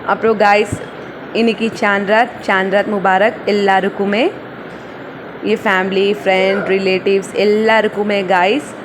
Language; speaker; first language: Tamil; non-native, local second language; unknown